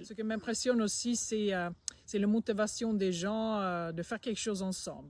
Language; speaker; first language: French; non-native, fluent; Swedish